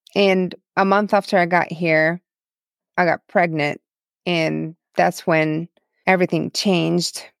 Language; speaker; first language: English; non-native, fluent; Russian